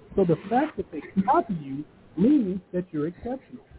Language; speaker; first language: English; early bilingual, other home language; Yoruba